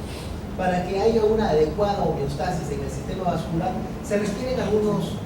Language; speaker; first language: Spanish; native; Spanish